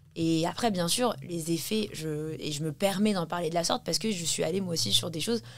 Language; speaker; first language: French; early bilingual, heritage; English